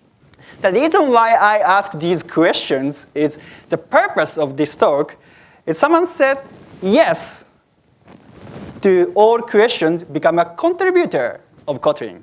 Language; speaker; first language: English; non-native, fluent; Japanese